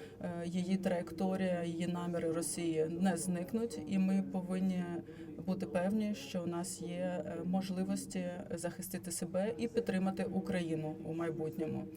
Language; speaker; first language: Ukrainian; non-native, fluent; Latvian